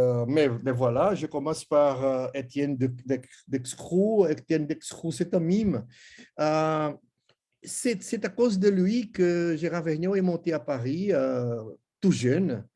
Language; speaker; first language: French; non-native, fluent; Portuguese